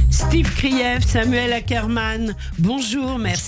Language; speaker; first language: French; native; French